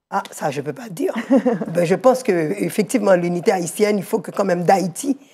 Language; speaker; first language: French; native; French